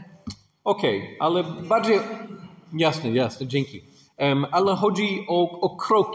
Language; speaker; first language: Polish; non-native, fluent; English